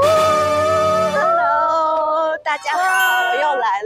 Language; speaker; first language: Chinese; non-native, fluent; Mongolian